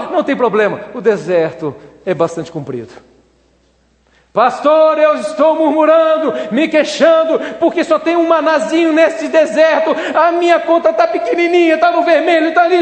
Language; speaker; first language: Portuguese; native; Portuguese